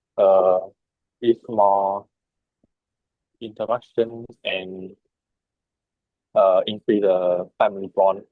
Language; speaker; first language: English; non-native, learner; Vietnamese